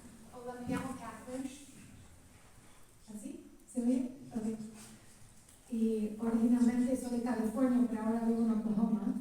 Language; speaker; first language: Spanish; early bilingual, heritage; English